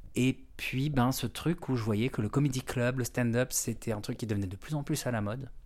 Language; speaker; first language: French; native; French